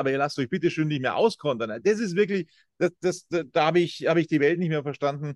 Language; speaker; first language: German; native; German